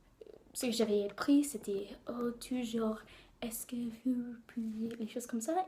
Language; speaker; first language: French; non-native, learner; English